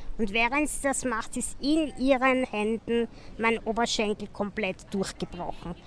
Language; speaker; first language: German; native; German